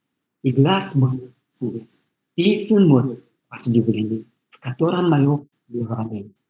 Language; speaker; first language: Russian; non-native, learner; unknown